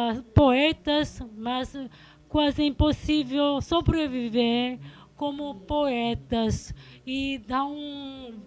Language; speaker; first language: Portuguese; non-native, fluent; Korean